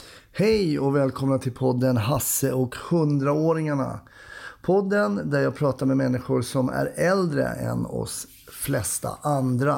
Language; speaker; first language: Swedish; native; Swedish